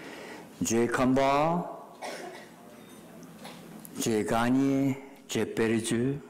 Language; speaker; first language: French; non-native, learner; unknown